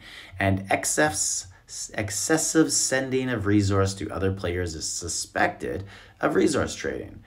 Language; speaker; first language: English; native; English